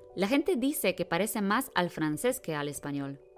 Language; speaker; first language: Spanish; non-native, fluent; Polish